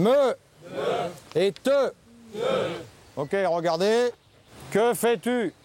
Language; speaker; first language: French; native; French